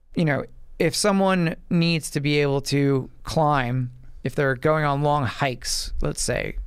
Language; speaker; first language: English; native; English